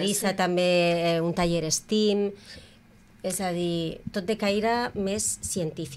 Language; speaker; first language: Catalan; native; Catalan